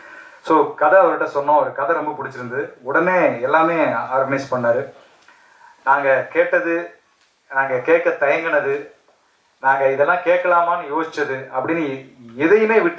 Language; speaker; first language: Tamil; native; Tamil